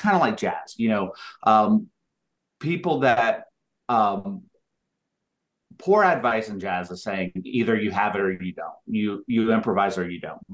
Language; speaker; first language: English; native; English